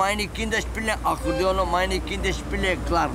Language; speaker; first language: German; non-native, learner; Bulgarian